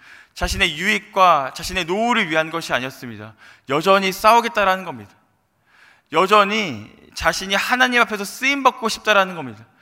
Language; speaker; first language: Korean; native; Korean